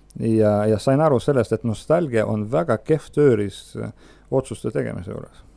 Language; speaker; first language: Estonian; non-native, local second language; Russian